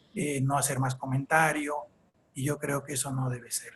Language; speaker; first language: Spanish; native; Spanish